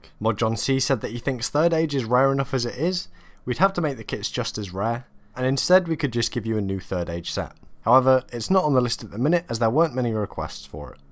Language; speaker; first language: English; native; English